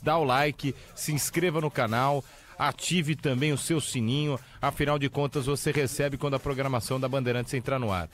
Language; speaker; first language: Portuguese; native; Portuguese